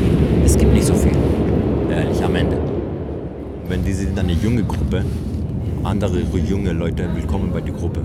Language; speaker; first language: German; non-native, learner; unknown